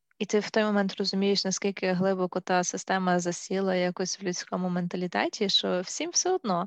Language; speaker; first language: Ukrainian; native; Ukrainian